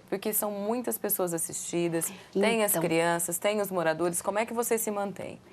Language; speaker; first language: Portuguese; native; Portuguese